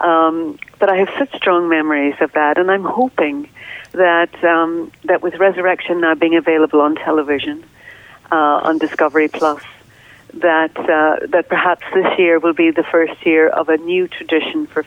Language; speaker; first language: English; native; English